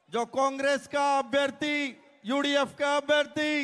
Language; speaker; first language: Hindi; non-native, local second language; Kannada